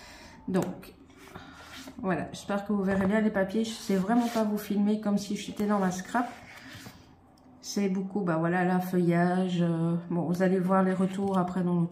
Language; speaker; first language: French; native; French